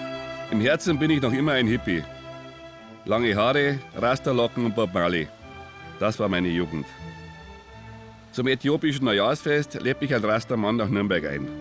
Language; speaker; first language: German; native; German